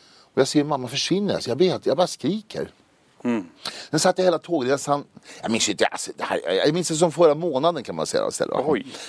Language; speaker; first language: Swedish; native; Swedish